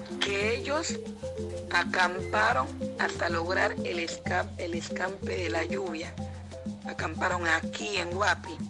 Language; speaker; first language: Spanish; native; Spanish